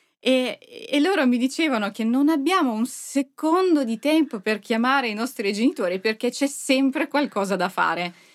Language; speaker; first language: Italian; non-native, fluent; Russian